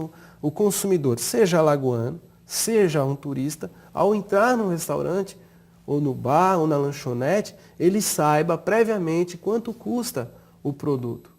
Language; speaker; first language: Portuguese; native; Portuguese